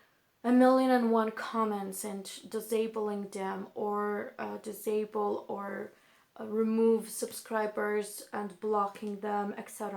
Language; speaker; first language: English; non-native, fluent; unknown